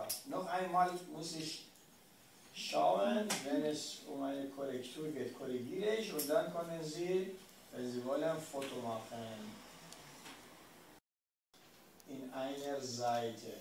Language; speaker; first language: German; non-native, learner; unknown